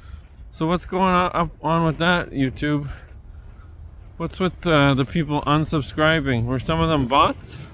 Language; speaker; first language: English; native; English